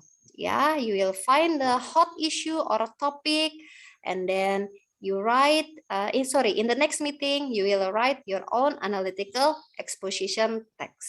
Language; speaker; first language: English; non-native, learner; Indonesian